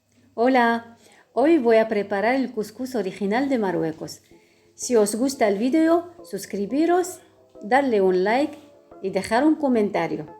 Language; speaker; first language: Spanish; non-native, fluent; Arabic